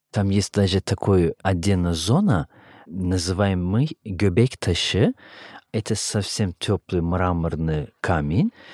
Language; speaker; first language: Russian; non-native, fluent; Turkish